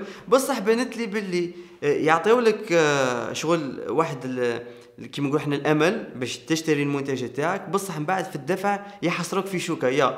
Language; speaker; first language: Arabic; native; Arabic